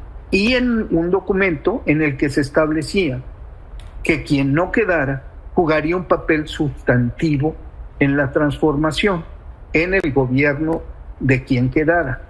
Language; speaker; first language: Spanish; native; Spanish